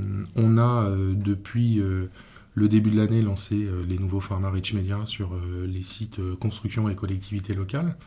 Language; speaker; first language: French; native; French